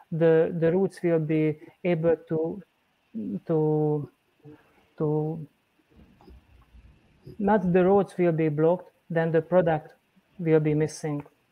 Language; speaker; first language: English; non-native, learner; Hungarian